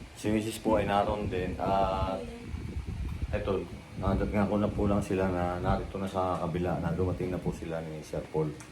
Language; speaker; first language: Filipino; native; Filipino